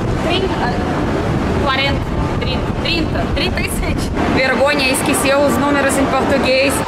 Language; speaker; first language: Portuguese; non-native, fluent; Russian